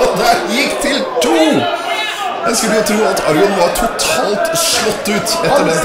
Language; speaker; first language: Norwegian; native; Norwegian